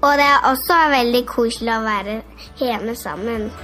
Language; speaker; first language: Norwegian; early bilingual, heritage; Norwegian